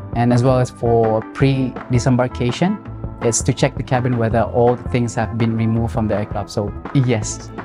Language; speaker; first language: English; non-native, fluent; Malay